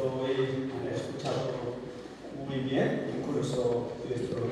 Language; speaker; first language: Spanish; non-native, learner; Korean